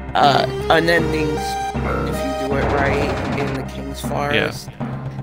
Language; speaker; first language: English; native; English